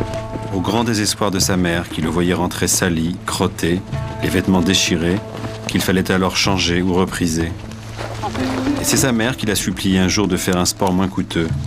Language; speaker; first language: French; native; French